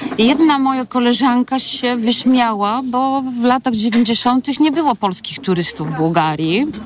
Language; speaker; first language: Polish; non-native, fluent; Bulgarian